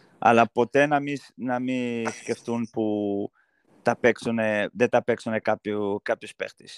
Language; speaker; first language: Greek; non-native, fluent; Portuguese